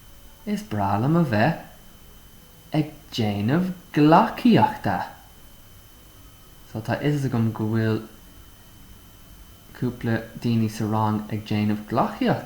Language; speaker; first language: Irish; non-native, local second language; English